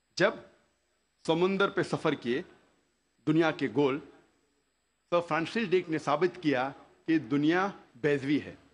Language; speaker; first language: Hindi; non-native, local second language; Konkani